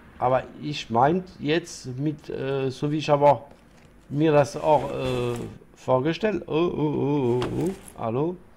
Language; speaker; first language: German; non-native, learner; French